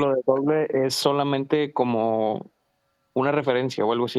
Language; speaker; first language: Spanish; native; Spanish